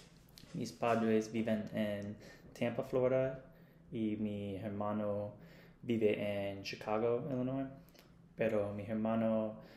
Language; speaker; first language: Spanish; non-native, learner; English